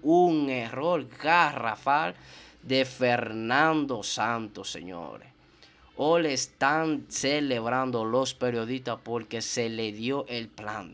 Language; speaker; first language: Spanish; native; Spanish